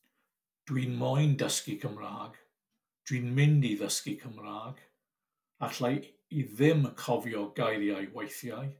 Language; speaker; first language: Welsh; non-native, learner; English